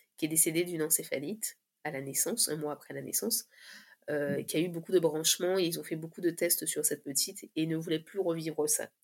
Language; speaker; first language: French; native; French